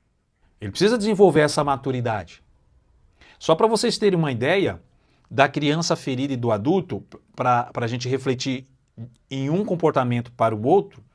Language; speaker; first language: Portuguese; native; Portuguese